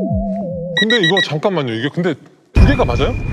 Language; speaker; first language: Korean; native; Korean